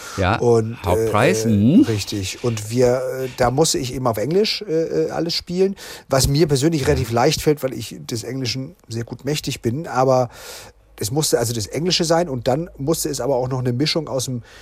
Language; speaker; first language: German; native; German